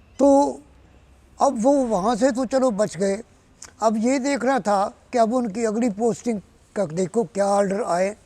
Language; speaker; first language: Urdu; non-native, local second language; Punjabi